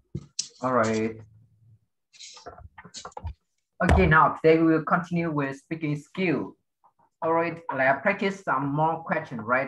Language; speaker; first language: English; non-native, fluent; Vietnamese